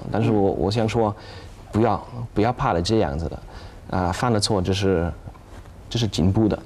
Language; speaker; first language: Chinese; non-native, fluent; English